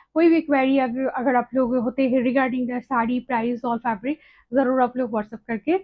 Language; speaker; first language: Hindi; non-native, local second language; Bangla